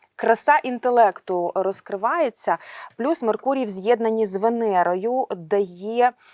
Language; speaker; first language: Ukrainian; native; Ukrainian